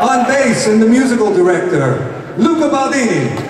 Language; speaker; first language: English; native; English